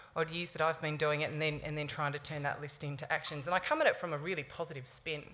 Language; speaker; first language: English; native; English